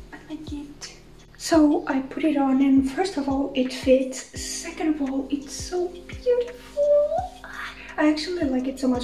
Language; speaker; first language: English; non-native, fluent; Portuguese